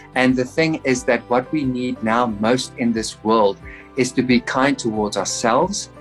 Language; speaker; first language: English; non-native, local second language; Afrikaans